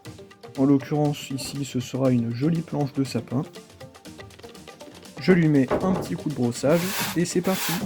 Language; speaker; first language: French; native; French